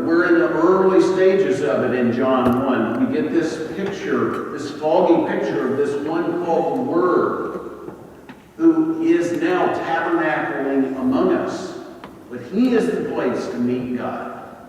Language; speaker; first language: English; native; English